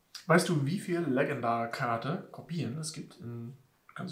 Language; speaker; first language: German; non-native, fluent; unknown